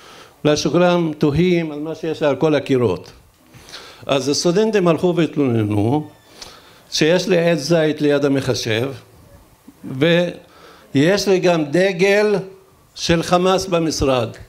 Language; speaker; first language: Hebrew; non-native, local second language; Arabic